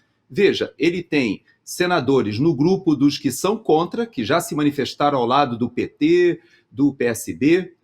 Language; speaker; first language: Portuguese; native; Portuguese